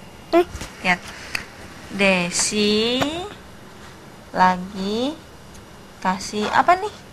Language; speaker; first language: Indonesian; native; Indonesian